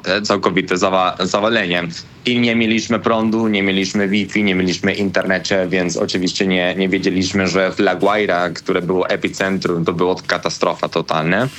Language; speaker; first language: Polish; non-native, learner; Spanish